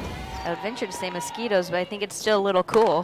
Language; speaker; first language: English; native; English